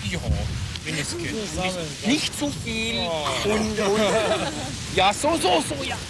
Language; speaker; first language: German; non-native, local second language; French